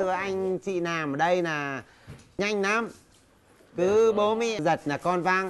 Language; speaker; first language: Vietnamese; native; Vietnamese